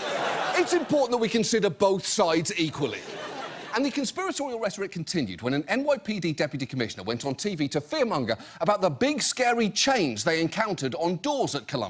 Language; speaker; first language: English; native; English